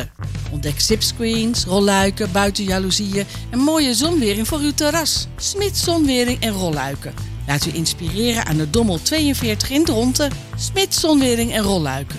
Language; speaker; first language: Dutch; native; Dutch